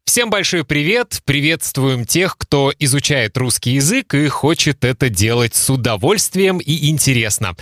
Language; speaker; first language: Russian; native; Russian